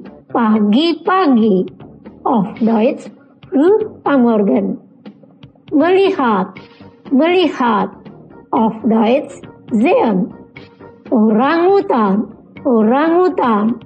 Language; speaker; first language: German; non-native, fluent; Indonesian